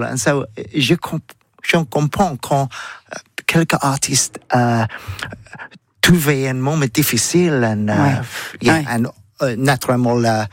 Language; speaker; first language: French; non-native, learner; English